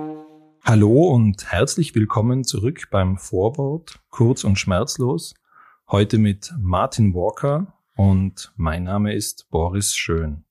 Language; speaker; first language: German; native; German